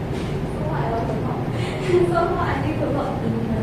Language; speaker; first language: English; non-native, learner; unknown